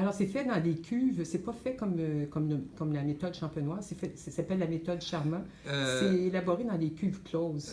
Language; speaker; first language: French; native; French